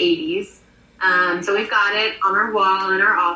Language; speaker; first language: English; native; English